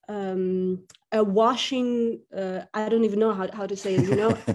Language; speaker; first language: English; non-native, fluent; Russian